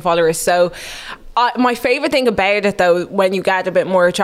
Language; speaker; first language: English; native; English